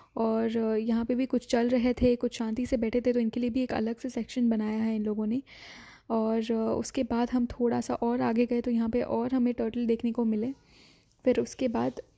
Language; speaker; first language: Hindi; native; Hindi